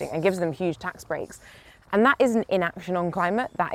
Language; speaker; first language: English; native; English